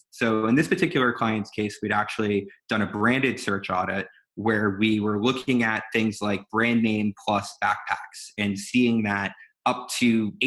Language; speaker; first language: English; native; English